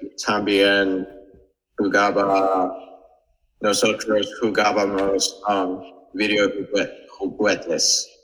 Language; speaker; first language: Spanish; non-native, learner; English